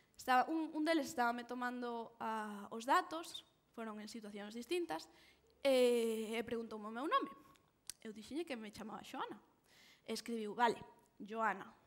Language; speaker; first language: Galician; non-native, local second language; Spanish